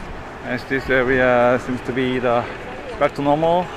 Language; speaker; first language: English; non-native, fluent; Korean